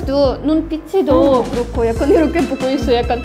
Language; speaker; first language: Korean; non-native, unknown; Ukrainian